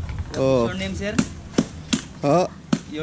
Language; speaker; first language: English; non-native, learner; Filipino